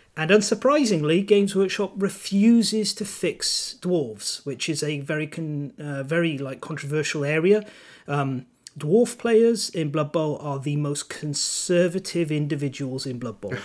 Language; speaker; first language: English; non-native, local second language; Welsh